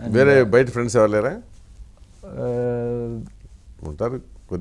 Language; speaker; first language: Telugu; native; Telugu